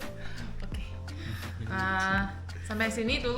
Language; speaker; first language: Indonesian; non-native, fluent; Chinese